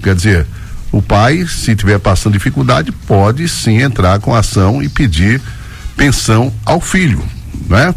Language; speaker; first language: Portuguese; native; Portuguese